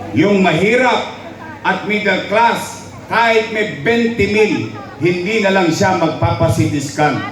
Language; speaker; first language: Filipino; native; Filipino